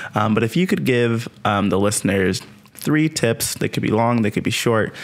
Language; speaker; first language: English; native; English